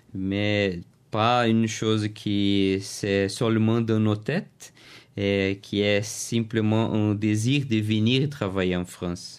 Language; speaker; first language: French; non-native, learner; Portuguese